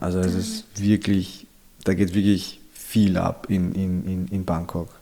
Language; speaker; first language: German; early bilingual, other home language; Filipino